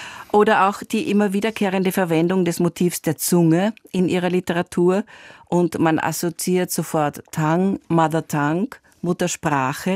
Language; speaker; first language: German; native; German